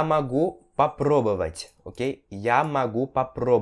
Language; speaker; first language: Russian; non-native, fluent; Portuguese